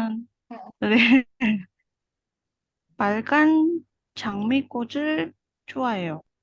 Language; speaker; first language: Korean; non-native, learner; Indonesian